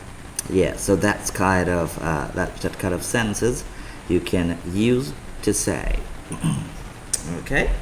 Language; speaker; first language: English; non-native, fluent; Vietnamese